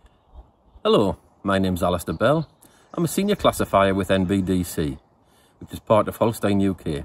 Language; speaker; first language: English; native; English